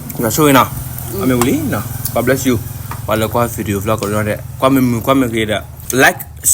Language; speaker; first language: Burmese; non-native, learner; S'gaw Karen